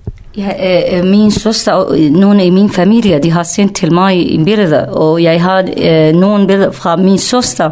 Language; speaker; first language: Danish; non-native, learner; Kurdish